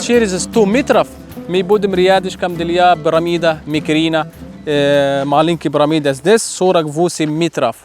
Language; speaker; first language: Russian; non-native, learner; Arabic